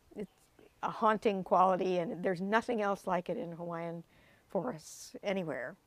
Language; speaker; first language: English; native; English